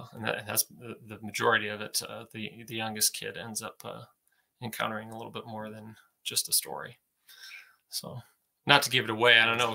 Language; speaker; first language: English; native; English